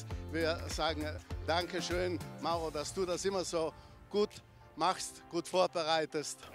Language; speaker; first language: German; native; German